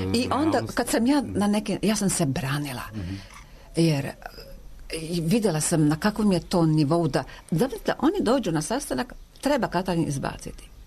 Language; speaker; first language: Serbian; non-native, local second language; Hungarian